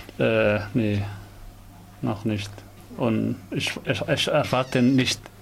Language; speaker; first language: German; non-native, learner; Somali